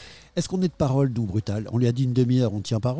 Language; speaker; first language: French; native; French